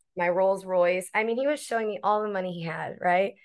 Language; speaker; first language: English; native; English